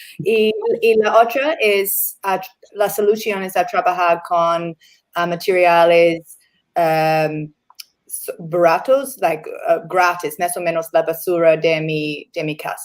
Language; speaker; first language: Spanish; non-native, learner; English